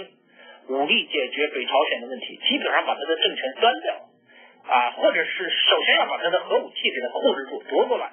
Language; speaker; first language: Chinese; native; Chinese